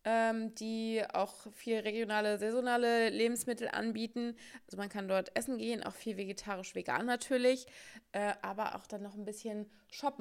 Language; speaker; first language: German; native; German